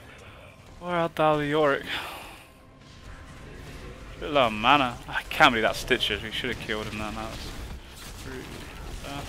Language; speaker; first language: English; native; English